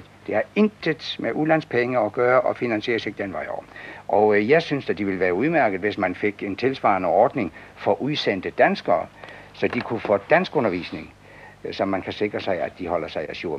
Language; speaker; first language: Danish; native; Danish